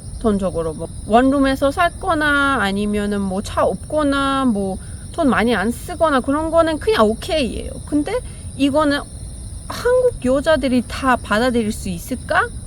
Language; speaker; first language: Korean; non-native, fluent; Persian